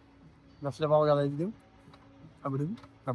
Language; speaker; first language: French; native; French